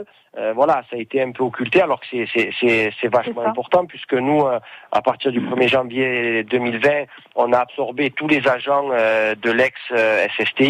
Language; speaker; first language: French; native; French